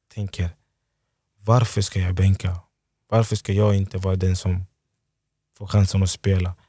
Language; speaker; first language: Swedish; early bilingual, other home language; Lingala